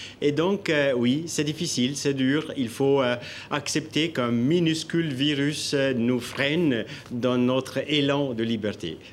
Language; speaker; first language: French; non-native, local second language; Italian